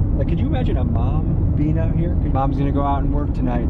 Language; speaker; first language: English; native; English